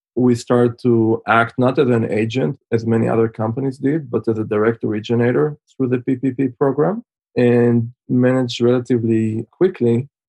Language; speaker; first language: English; non-native, fluent; Hebrew